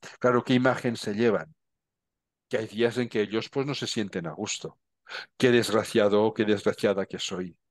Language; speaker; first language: Spanish; non-native, local second language; Catalan